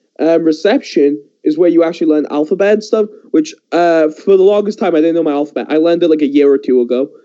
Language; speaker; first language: English; early bilingual, other home language; Persian